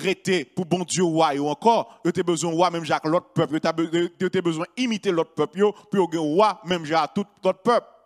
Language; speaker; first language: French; non-native, local second language; Haitian Creole